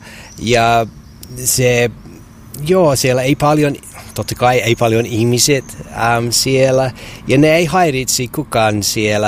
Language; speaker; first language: Finnish; non-native, learner; English